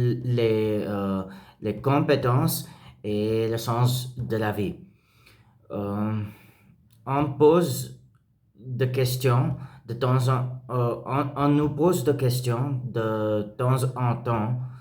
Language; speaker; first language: French; non-native, learner; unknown